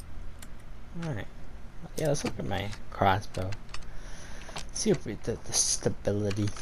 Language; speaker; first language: English; native; English